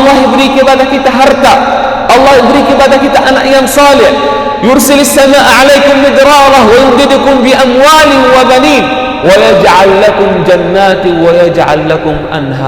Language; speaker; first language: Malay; non-native, fluent; Arabic